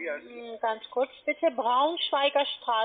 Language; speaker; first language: German; non-native, fluent; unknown